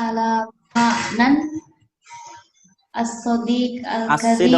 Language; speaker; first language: Arabic; non-native, learner; Indonesian